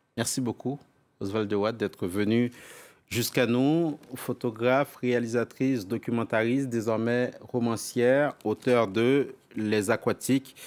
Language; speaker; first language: French; native; French